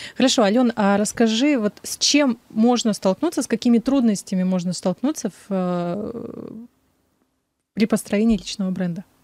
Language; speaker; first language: Russian; native; Russian